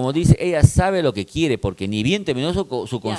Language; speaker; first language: Spanish; native; Spanish